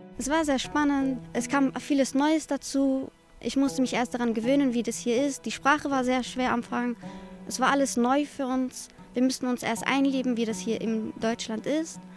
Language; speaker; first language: German; early bilingual, other home language; Kurdish